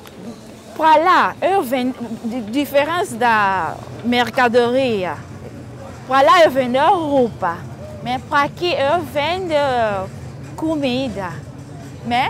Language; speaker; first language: Portuguese; non-native, learner; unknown